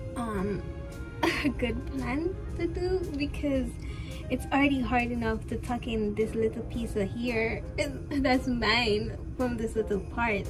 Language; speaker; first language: English; native; English